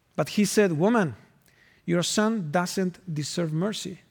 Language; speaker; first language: English; non-native, fluent; Spanish